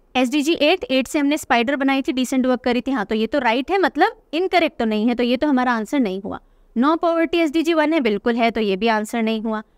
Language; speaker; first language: Hindi; native; Hindi